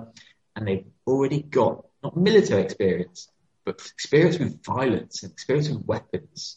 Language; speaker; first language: English; native; English